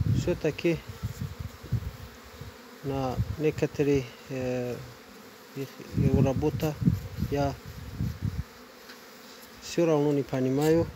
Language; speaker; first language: Russian; non-native, learner; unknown